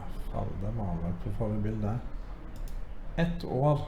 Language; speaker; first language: Norwegian; native; Norwegian